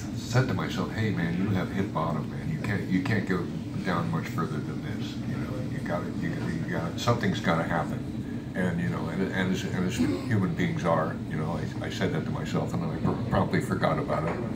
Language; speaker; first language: English; native; English